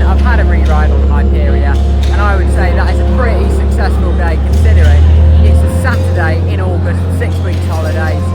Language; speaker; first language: English; native; English